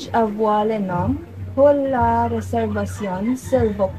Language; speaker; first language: French; non-native, learner; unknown